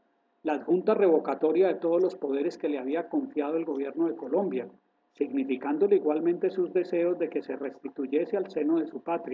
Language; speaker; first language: Spanish; native; Spanish